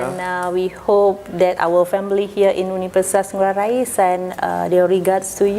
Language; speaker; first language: English; non-native, fluent; Indonesian